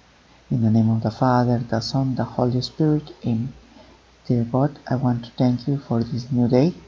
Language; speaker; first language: English; non-native, fluent; Spanish